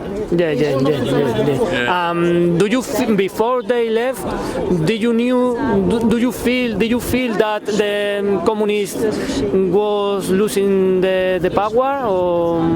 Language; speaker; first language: English; non-native, learner; Spanish